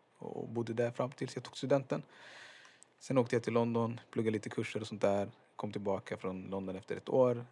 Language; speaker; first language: Swedish; early bilingual, other home language; Arabic